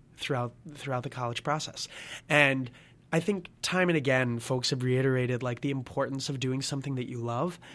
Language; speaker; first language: English; native; English